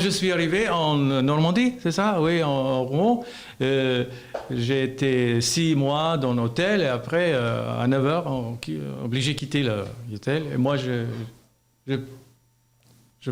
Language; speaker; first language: French; non-native, learner; Albanian